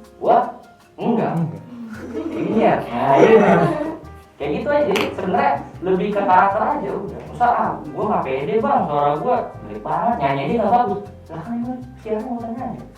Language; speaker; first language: Indonesian; native; Indonesian